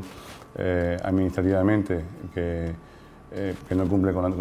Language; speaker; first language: Spanish; native; Spanish